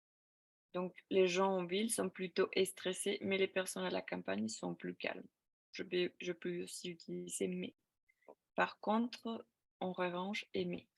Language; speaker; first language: French; non-native, fluent; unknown